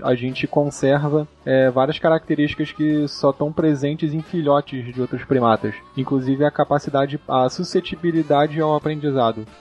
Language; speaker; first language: Portuguese; native; Portuguese